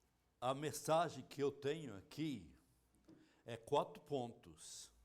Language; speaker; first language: Portuguese; non-native, fluent; English